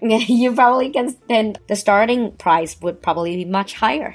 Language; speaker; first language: English; non-native, fluent; Chinese